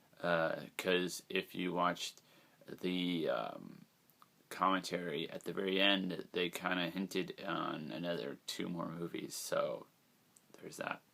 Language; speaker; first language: English; native; English